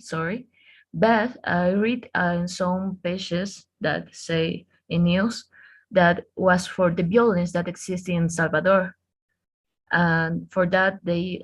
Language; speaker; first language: English; non-native, learner; Spanish